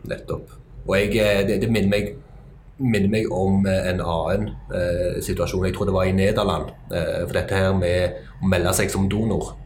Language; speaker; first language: Norwegian; native; Norwegian